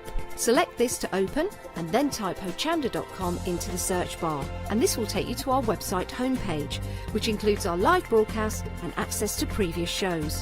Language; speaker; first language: English; native; English